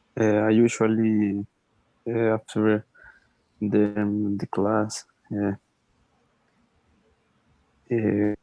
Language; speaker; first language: English; non-native, learner; Spanish